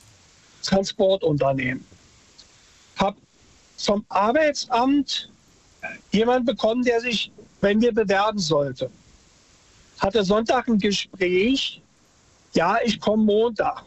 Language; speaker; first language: German; native; German